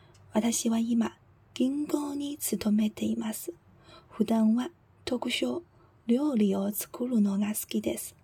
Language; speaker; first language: Japanese; non-native, fluent; Chinese